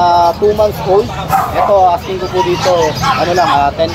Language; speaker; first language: Filipino; native; Filipino